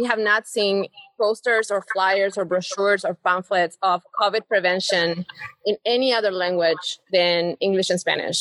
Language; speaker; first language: English; non-native, fluent; Spanish